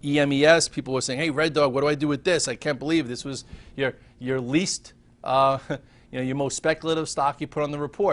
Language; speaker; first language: English; native; English